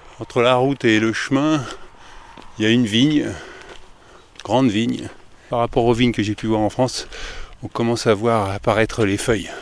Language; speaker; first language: French; native; French